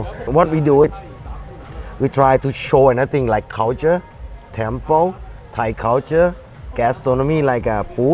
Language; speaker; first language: English; non-native, fluent; Thai